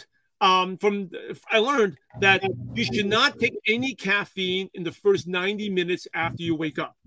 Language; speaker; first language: English; early bilingual, other home language; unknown